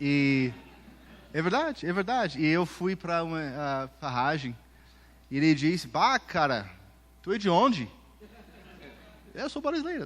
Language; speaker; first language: Portuguese; early bilingual, heritage; Portuguese